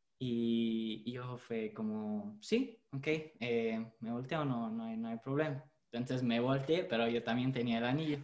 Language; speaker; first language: Spanish; non-native, fluent; Italian